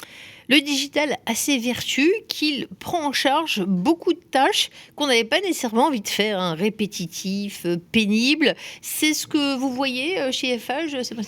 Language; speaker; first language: French; native; French